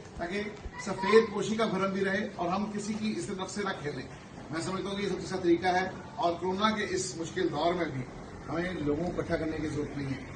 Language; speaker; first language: Urdu; non-native, local second language; Punjabi